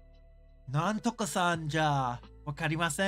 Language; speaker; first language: Japanese; non-native, learner; English